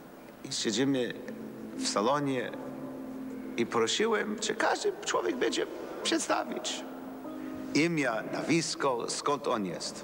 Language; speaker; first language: Polish; non-native, learner; English